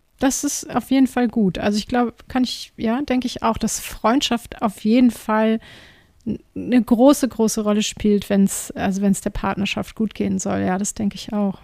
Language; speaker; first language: German; native; German